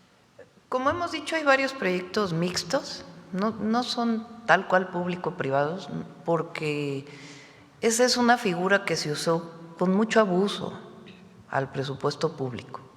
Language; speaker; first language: Spanish; native; Spanish